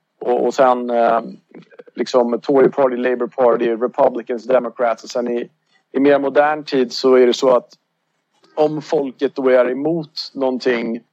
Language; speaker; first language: Swedish; native; Swedish